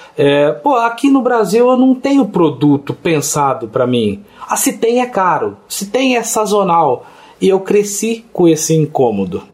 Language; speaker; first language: Portuguese; native; Portuguese